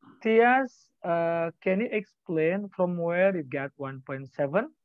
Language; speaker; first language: English; non-native, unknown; Indonesian